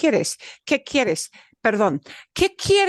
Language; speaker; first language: Spanish; non-native, fluent; English